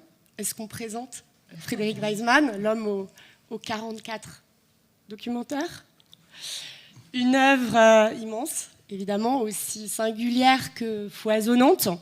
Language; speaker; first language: French; native; French